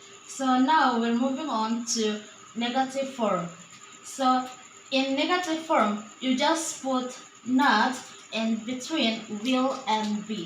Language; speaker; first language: English; non-native, learner; Indonesian